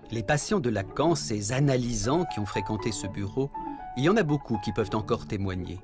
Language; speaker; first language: French; native; French